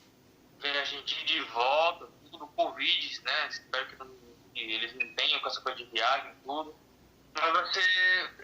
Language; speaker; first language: Portuguese; native; Portuguese